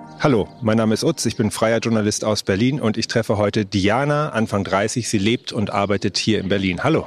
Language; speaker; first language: German; native; German